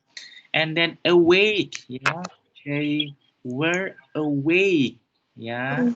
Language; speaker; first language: English; non-native, fluent; Indonesian